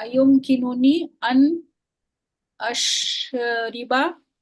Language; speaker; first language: Arabic; non-native, learner; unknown